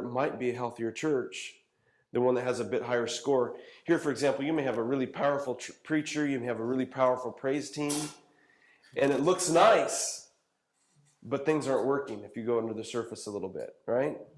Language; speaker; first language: English; native; English